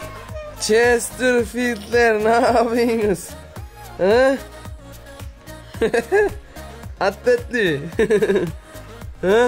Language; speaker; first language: Turkish; native; Turkish